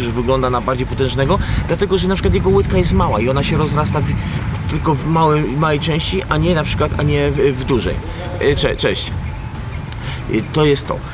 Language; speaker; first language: Polish; native; Polish